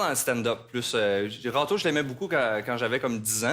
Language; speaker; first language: French; native; French